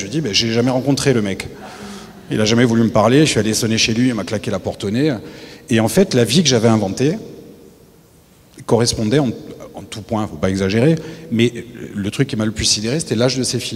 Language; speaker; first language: French; native; French